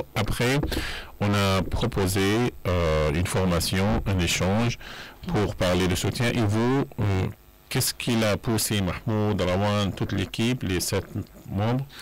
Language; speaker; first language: French; non-native, fluent; Arabic